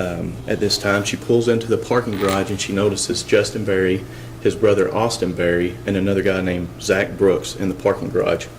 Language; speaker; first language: English; native; English